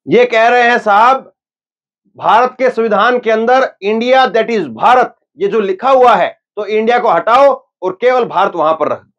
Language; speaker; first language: Hindi; native; Hindi